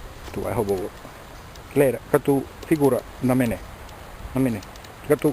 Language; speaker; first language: Bulgarian; non-native, learner; Finnish